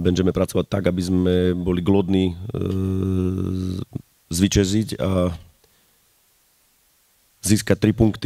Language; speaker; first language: Polish; non-native, learner; Slovak